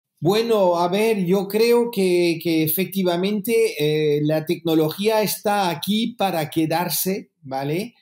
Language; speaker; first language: Spanish; early bilingual, heritage; French